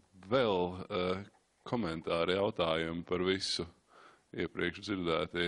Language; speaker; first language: Latvian; native; Latvian